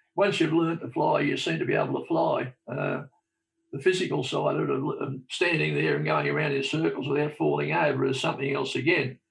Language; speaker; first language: English; native; English